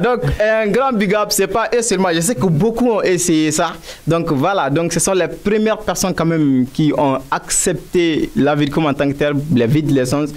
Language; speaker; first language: French; non-native, local second language; Bambara